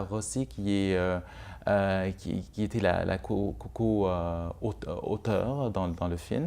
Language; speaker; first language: French; non-native, local second language; Arabic